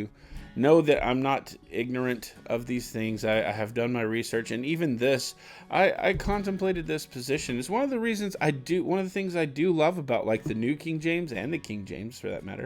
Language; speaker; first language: English; native; English